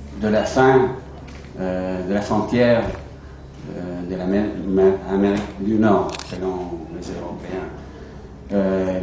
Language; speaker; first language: French; non-native, fluent; English